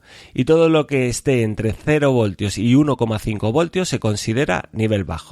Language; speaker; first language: Spanish; native; Spanish